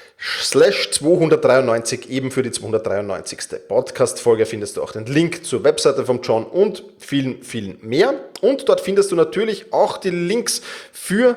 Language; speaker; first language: German; native; German